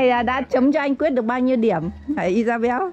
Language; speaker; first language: Vietnamese; native; Vietnamese